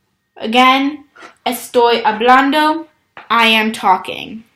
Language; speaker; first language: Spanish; non-native, learner; English